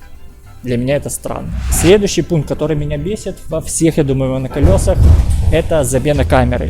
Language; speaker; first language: Russian; native; Russian